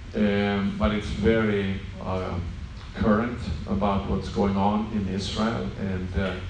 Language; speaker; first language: English; non-native, fluent; Swedish